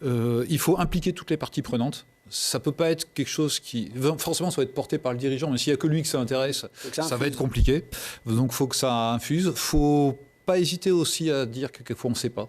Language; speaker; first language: French; native; French